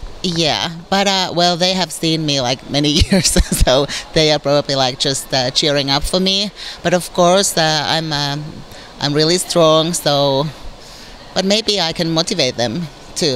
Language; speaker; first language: English; non-native, fluent; Finnish